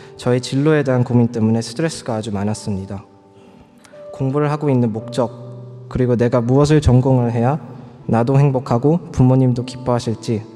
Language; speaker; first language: Korean; early bilingual, other home language; English